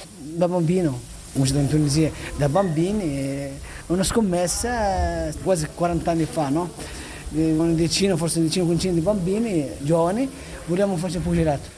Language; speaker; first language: Italian; non-native, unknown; Arabic